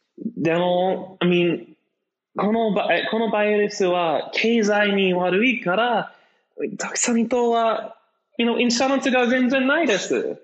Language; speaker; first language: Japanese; non-native, learner; English